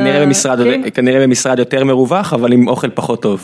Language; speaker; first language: Hebrew; native; Hebrew